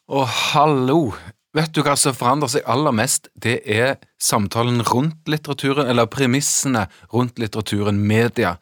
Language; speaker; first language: Norwegian; native; Norwegian